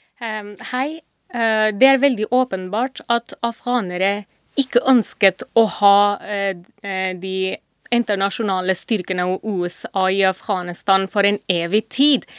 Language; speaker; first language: Norwegian; non-native, fluent; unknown